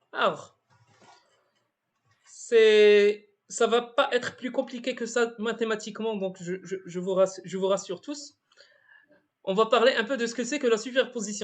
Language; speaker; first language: French; non-native, local second language; Arabic